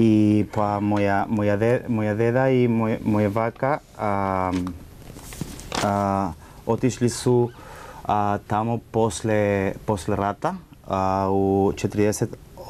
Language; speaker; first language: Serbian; non-native, learner; Spanish